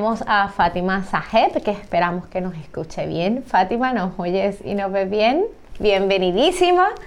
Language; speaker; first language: Spanish; native; Spanish